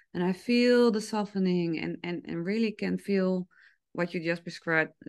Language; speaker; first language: English; non-native, fluent; Dutch